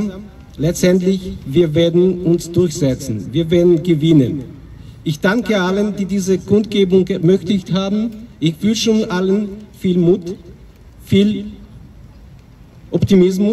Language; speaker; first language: German; non-native, fluent; Ukrainian